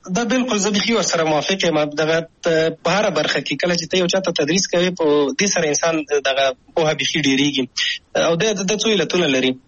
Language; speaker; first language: Pashto; native; Pashto